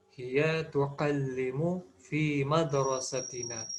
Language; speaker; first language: Arabic; non-native, fluent; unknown